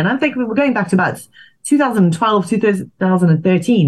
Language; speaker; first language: English; native; English